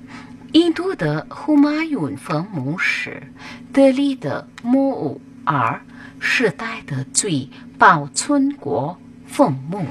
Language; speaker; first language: Chinese; non-native, fluent; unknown